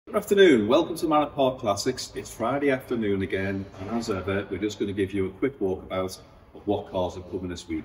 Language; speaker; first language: English; native; English